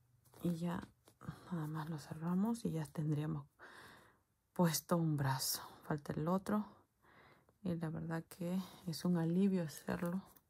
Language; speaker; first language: Spanish; native; Spanish